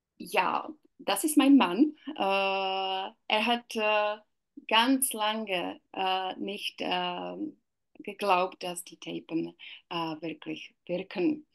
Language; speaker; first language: German; non-native, learner; Czech